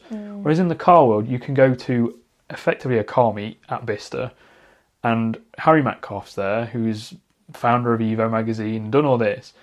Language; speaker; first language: English; native; English